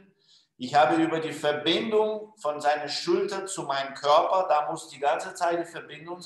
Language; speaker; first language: German; non-native, fluent; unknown